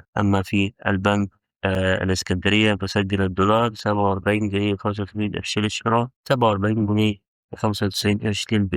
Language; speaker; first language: Arabic; native; Arabic